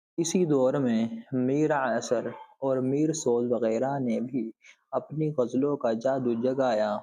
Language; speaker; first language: Urdu; native; Urdu